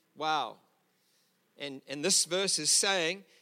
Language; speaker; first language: English; native; English